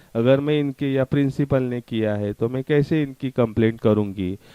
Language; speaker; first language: Hindi; non-native, local second language; Marathi